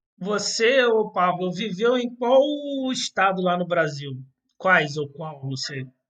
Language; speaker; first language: Portuguese; native; Portuguese